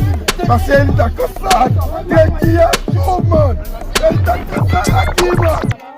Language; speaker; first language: Portuguese; non-native, learner; Haitian Creole